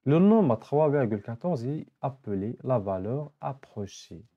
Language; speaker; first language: French; non-native, local second language; Arabic